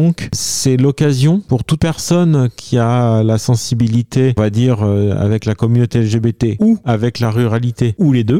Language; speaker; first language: French; native; French